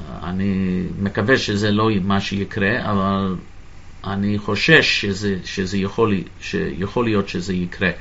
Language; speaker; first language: Hebrew; non-native, fluent; English